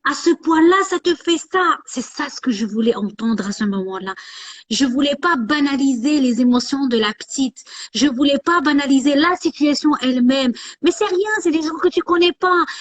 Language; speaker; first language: French; non-native, local second language; Arabic